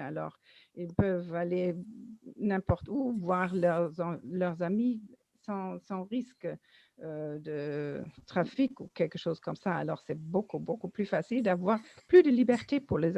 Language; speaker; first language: French; non-native, fluent; German